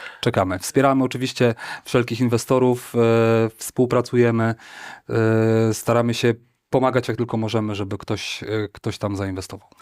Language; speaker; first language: Polish; native; Polish